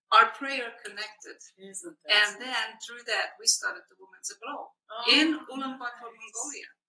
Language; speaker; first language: English; non-native, fluent; Hungarian